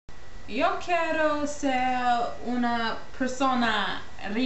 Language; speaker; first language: Spanish; non-native, learner; English